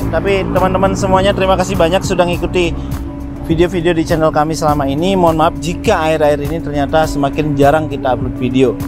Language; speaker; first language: Indonesian; native; Indonesian